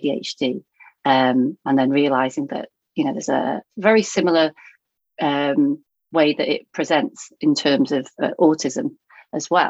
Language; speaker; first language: English; native; English